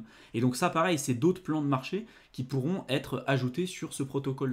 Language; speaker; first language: French; native; French